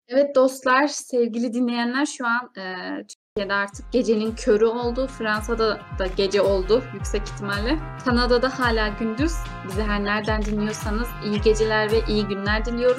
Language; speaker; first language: Turkish; native; Turkish